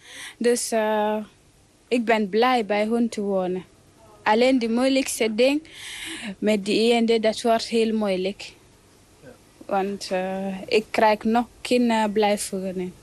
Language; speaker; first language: Dutch; non-native, learner; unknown